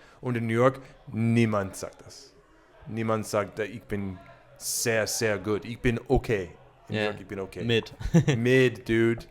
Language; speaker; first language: German; non-native, learner; English